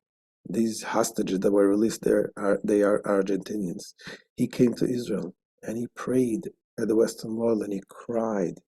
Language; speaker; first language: English; non-native, fluent; Hebrew